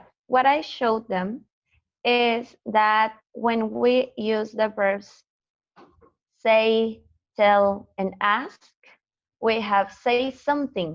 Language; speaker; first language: English; non-native, fluent; Spanish